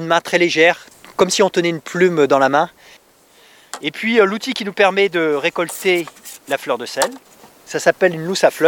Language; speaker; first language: French; native; French